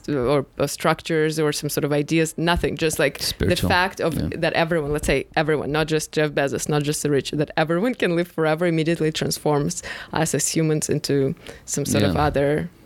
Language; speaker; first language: English; non-native, fluent; Russian